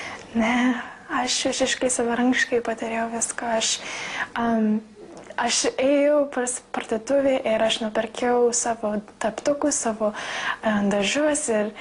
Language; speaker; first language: Lithuanian; early bilingual, heritage; English